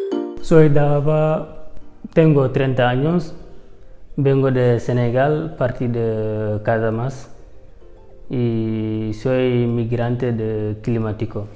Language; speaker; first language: Spanish; non-native, learner; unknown